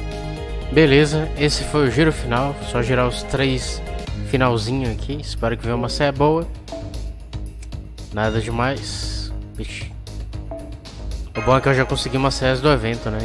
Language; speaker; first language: Portuguese; native; Portuguese